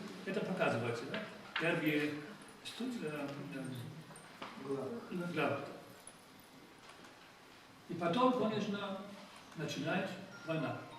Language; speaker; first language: Russian; non-native, fluent; German